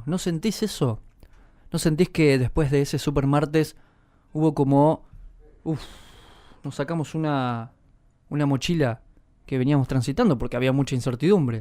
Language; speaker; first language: Spanish; native; Spanish